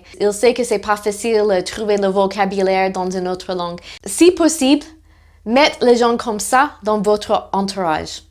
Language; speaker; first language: French; non-native, fluent; English